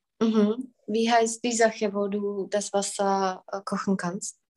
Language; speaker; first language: German; non-native, fluent; Czech